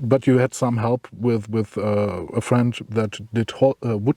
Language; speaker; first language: English; non-native, fluent; German